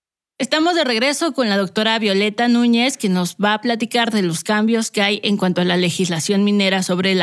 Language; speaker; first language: Spanish; native; Spanish